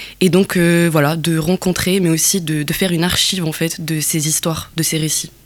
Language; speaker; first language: French; non-native, local second language; Kabyle